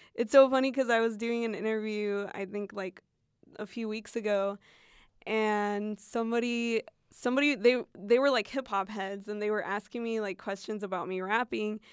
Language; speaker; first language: English; early bilingual, other home language; Spanish